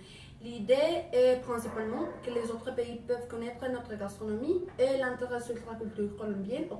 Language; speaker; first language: French; non-native, learner; Spanish